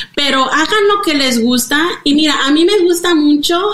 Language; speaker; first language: Spanish; early bilingual, heritage; Spanish